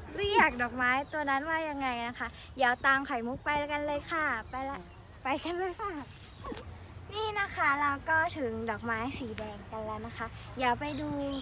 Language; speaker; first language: Thai; native; Thai